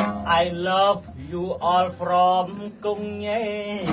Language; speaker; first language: English; non-native, learner; Khmer